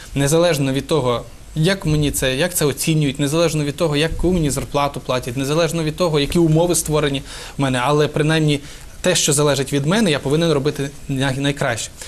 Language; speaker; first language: Ukrainian; native; Ukrainian